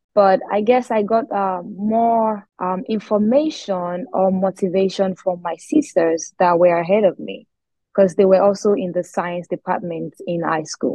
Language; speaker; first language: English; non-native, local second language; Yoruba